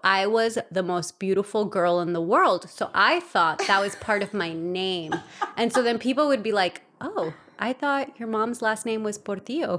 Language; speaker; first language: English; early bilingual, other home language; Spanish